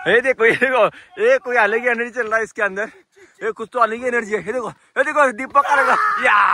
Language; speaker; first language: Hindi; non-native, local second language; Marathi